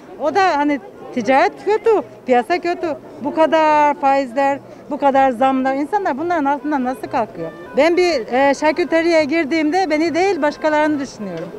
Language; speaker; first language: Turkish; native; Turkish